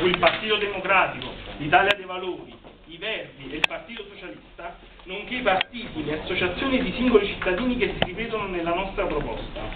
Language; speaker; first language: Italian; native; Italian